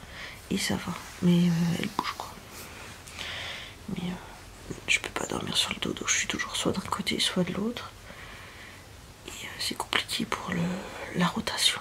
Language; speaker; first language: French; native; French